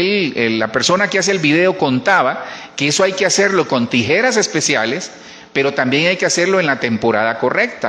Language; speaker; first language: Spanish; native; Spanish